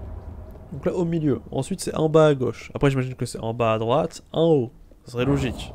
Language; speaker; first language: French; native; French